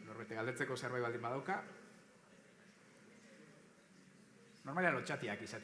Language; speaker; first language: Basque; native; Basque